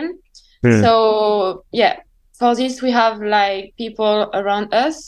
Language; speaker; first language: English; non-native, fluent; French